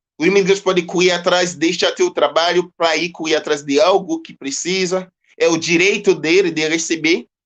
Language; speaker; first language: Portuguese; non-native, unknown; Haitian Creole